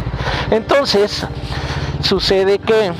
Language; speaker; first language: Spanish; native; Spanish